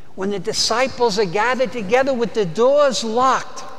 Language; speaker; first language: English; native; English